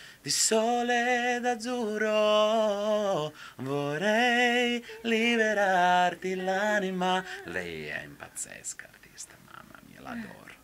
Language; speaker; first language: Italian; non-native, fluent; Serbian